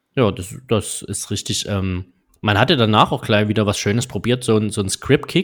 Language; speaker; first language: German; native; German